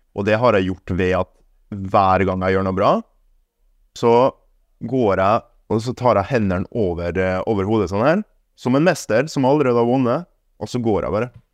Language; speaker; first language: Norwegian; early bilingual, other home language; German